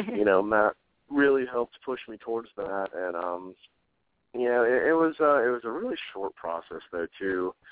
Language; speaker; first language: English; native; English